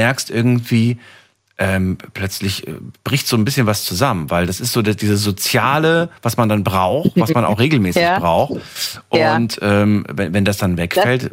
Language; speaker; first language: German; native; German